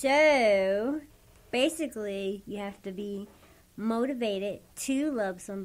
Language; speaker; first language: English; native; English